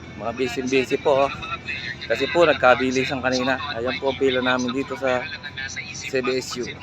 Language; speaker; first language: Filipino; native; Filipino